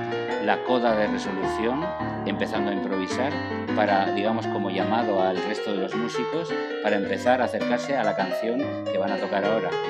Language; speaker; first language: Spanish; native; Spanish